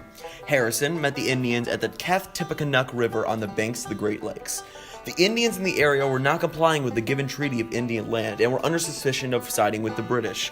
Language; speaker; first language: English; native; English